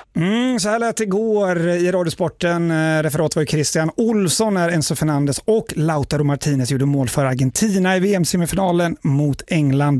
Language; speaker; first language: Swedish; native; Swedish